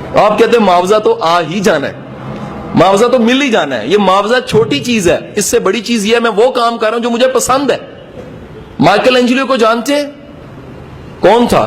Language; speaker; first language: Urdu; native; Urdu